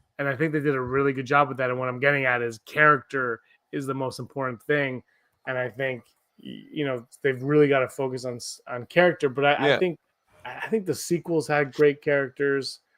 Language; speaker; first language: English; native; English